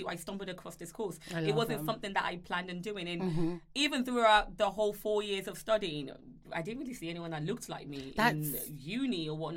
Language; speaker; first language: English; non-native, local second language; Yoruba